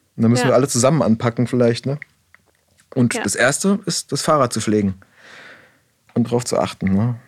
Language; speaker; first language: German; native; German